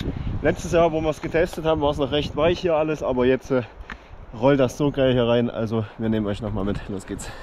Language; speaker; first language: German; native; German